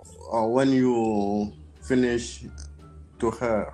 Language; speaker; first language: English; non-native, learner; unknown